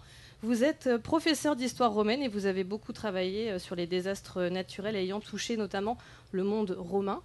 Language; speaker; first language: French; native; French